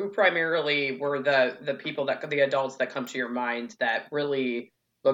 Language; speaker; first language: English; native; English